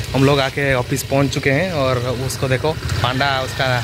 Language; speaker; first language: Hindi; non-native, local second language; Odia